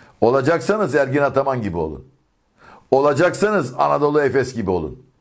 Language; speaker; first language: Turkish; native; Turkish